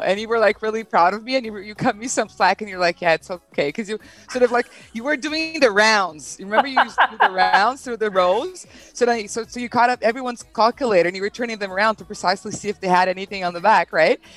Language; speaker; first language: English; early bilingual, other home language; Portuguese